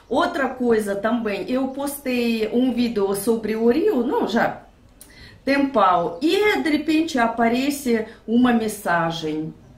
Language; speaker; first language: Portuguese; non-native, fluent; Russian